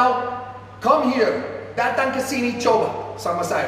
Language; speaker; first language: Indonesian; non-native, fluent; English